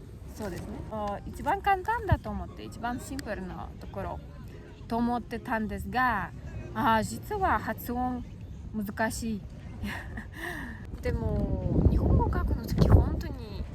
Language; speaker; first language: Japanese; non-native, learner; Russian